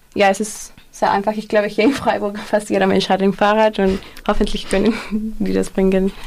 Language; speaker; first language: German; non-native, learner; Spanish